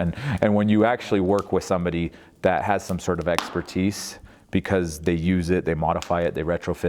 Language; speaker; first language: English; native; English